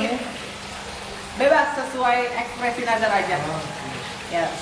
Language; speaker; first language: Indonesian; native; Indonesian